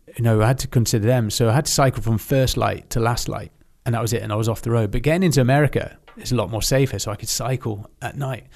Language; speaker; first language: English; native; English